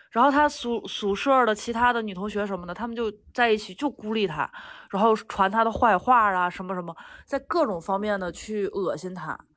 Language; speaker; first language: Chinese; native; Chinese